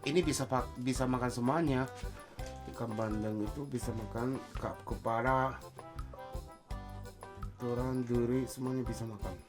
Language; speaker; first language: Indonesian; non-native, fluent; Japanese